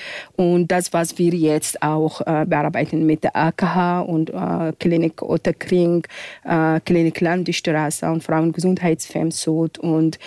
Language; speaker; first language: German; non-native, fluent; Arabic